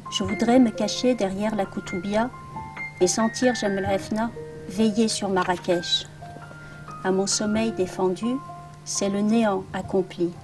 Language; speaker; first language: French; early bilingual, other home language; Arabic